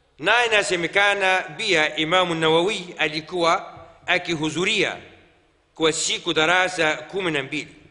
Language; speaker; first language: Swahili; non-native, fluent; Arabic